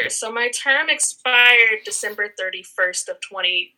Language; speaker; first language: English; native; English